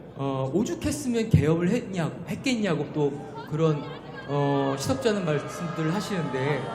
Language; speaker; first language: Korean; native; Korean